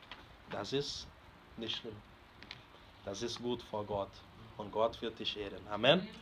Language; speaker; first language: German; non-native, fluent; Portuguese